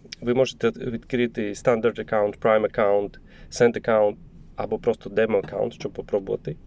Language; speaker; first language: Ukrainian; non-native, learner; Polish